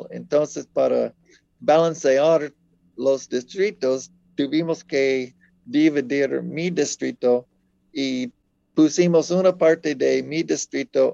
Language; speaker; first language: Spanish; non-native, fluent; English